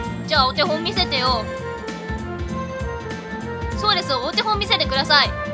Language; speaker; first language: Japanese; native; Japanese